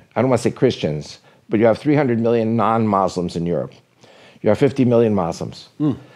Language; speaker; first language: English; native; English